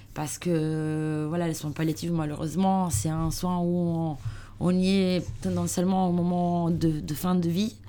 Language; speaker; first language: French; non-native, learner; Italian